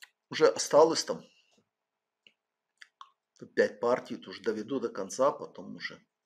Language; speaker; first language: Russian; non-native, local second language; Ukrainian